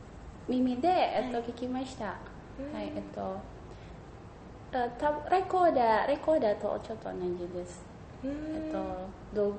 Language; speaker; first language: Japanese; non-native, learner; Indonesian